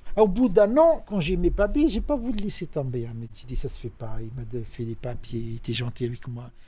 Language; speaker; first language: French; non-native, learner; Arabic